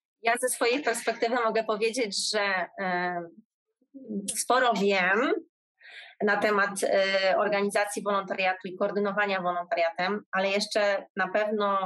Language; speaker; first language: Polish; native; Polish